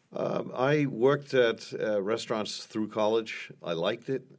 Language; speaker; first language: English; native; English